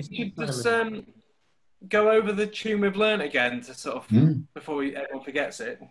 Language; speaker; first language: English; native; English